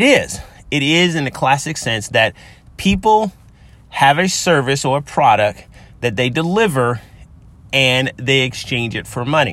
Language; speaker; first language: English; native; English